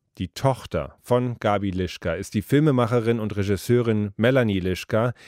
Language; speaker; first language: German; native; German